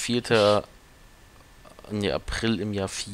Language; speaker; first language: German; native; German